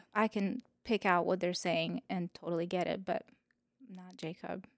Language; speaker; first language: English; non-native, fluent; Russian